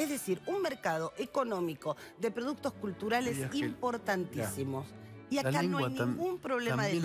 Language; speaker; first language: Spanish; native; Spanish